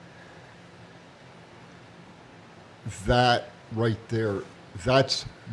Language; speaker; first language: English; native; English